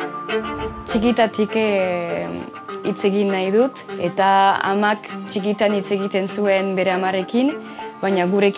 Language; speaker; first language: Basque; non-native, local second language; French